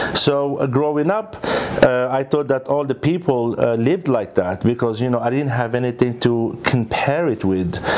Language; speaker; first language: English; early bilingual, other home language; Arabic